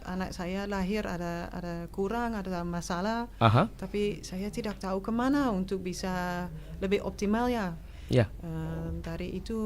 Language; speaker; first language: Indonesian; non-native, fluent; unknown